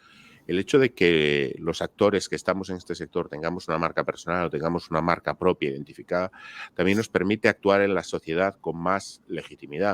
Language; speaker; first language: Spanish; native; Spanish